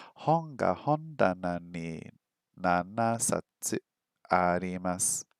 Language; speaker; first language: Japanese; non-native, learner; English